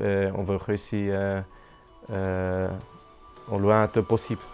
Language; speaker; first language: French; non-native, local second language; German